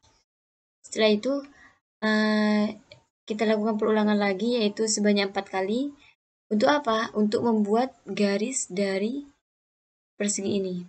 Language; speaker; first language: Indonesian; native; Indonesian